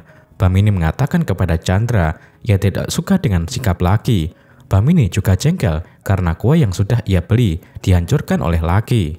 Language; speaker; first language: Indonesian; native; Indonesian